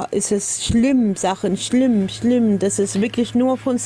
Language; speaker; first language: German; non-native, learner; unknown